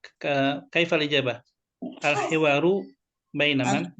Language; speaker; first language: Arabic; non-native, fluent; Indonesian